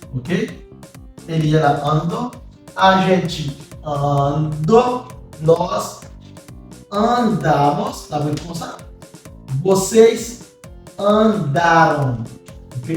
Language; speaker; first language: Portuguese; non-native, fluent; Haitian Creole